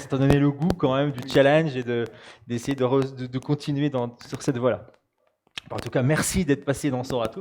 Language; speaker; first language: French; native; French